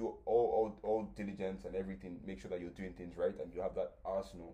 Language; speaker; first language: English; non-native, local second language; Yoruba